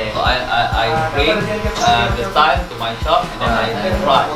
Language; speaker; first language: English; non-native, learner; Malay